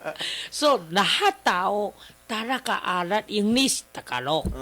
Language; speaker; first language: Filipino; non-native, learner; Chinese